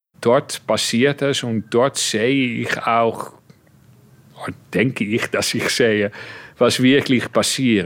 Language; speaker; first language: German; non-native, fluent; Dutch